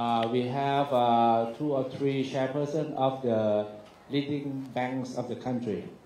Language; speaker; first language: English; non-native, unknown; Thai